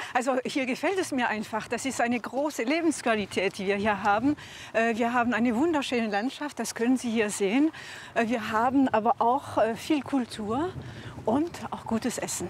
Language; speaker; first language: German; non-native, fluent; French